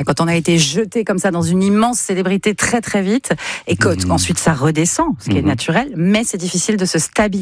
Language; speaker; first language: French; native; French